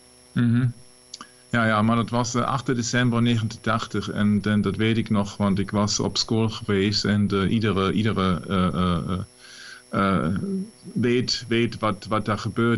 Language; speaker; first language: Dutch; non-native, fluent; German